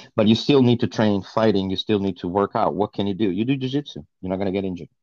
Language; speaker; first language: English; non-native, fluent; Portuguese